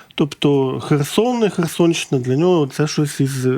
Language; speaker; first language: Ukrainian; native; Ukrainian